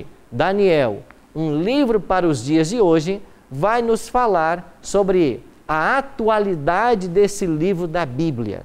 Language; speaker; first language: Portuguese; native; Portuguese